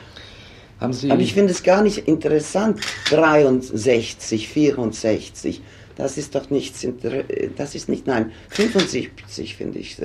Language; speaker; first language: German; non-native, fluent; Swedish